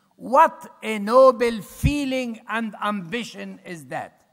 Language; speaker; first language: English; non-native, fluent; Arabic